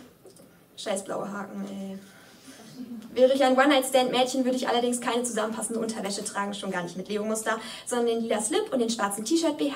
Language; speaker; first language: German; native; German